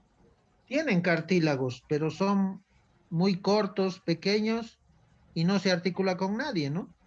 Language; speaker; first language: Spanish; native; Spanish